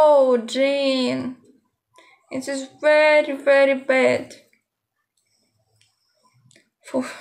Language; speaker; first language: English; non-native, learner; Ukrainian